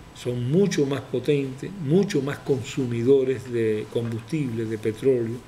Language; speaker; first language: Spanish; native; Spanish